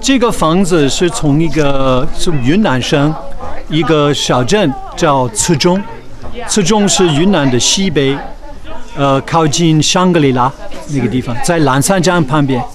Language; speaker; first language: Chinese; non-native, fluent; English